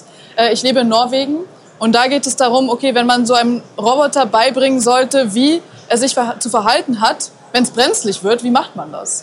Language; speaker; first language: German; native; German